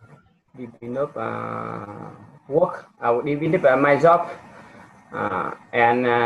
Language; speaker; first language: English; non-native, learner; Vietnamese